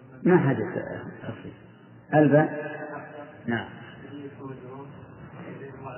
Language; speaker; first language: Arabic; native; Arabic